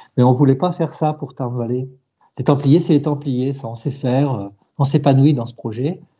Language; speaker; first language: French; native; French